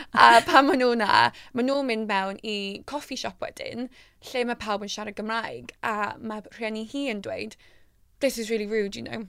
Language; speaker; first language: Welsh; non-native, local second language; English